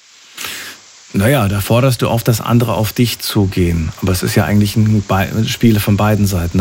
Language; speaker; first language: German; native; German